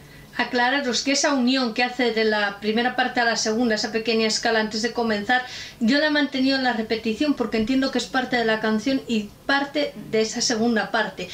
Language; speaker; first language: Spanish; native; Spanish